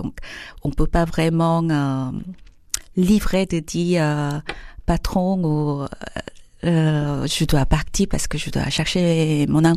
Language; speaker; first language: French; non-native, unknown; Korean